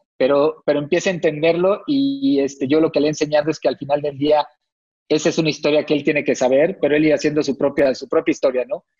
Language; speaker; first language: Spanish; native; Spanish